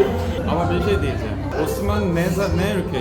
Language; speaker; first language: Turkish; non-native, learner; Korean